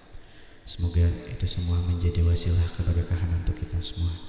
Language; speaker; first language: Indonesian; native; Indonesian